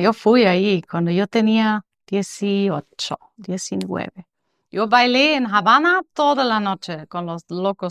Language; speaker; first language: Spanish; non-native, learner; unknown